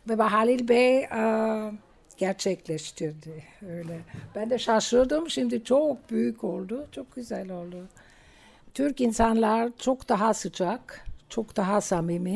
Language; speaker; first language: Turkish; non-native, fluent; German